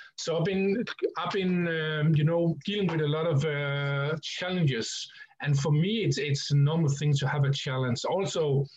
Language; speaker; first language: English; non-native, fluent; Danish